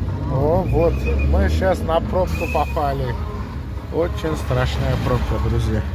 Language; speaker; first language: Russian; non-native, learner; Uzbek